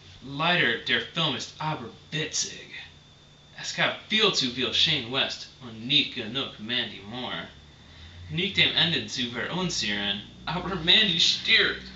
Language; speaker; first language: German; non-native, learner; English